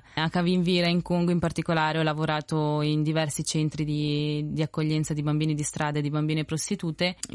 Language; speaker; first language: Italian; early bilingual, other home language; Spanish